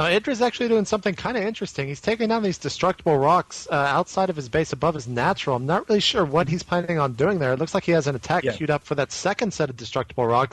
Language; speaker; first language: English; native; English